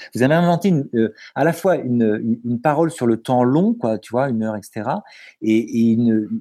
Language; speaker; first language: French; native; French